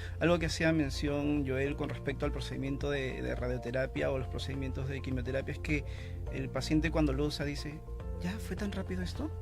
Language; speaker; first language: Spanish; native; Spanish